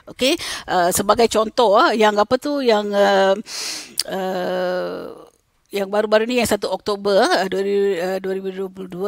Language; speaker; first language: Malay; non-native, local second language; Tamil